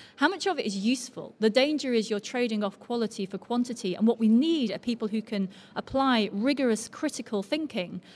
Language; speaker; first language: English; native; English